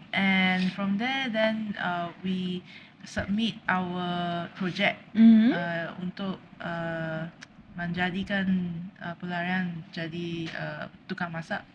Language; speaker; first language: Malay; non-native, local second language; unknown